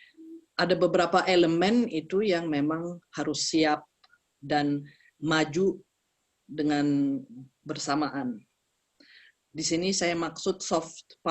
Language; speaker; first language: Indonesian; early bilingual, heritage; Indonesian